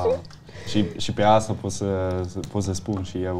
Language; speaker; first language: Romanian; early bilingual, heritage; Italian